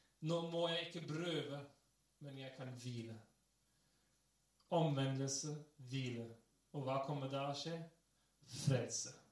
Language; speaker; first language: Norwegian; non-native, fluent; English